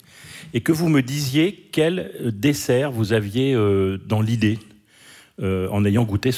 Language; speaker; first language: French; native; French